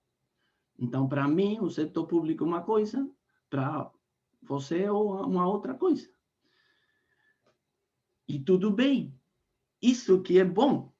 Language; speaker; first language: Portuguese; non-native, fluent; Spanish